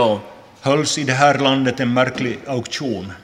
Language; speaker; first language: Swedish; non-native, local second language; Finnish